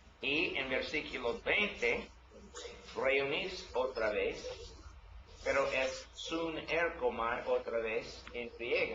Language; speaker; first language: Spanish; non-native, learner; English